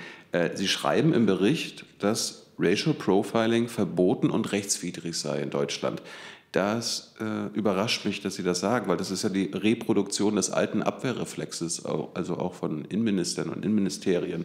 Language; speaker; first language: German; native; German